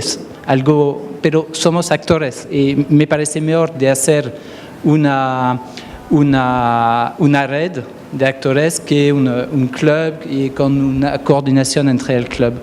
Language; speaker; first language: Spanish; non-native, fluent; French